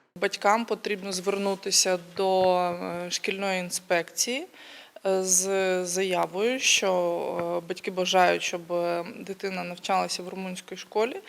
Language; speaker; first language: Ukrainian; native; Ukrainian